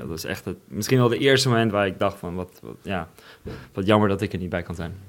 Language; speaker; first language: Dutch; non-native, fluent; Russian